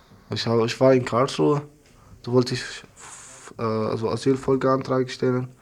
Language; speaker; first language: German; non-native, learner; Arabic